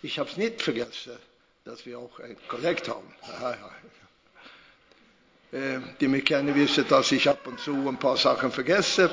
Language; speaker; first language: German; non-native, fluent; Swedish